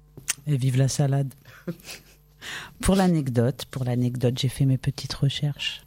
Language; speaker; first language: French; native; French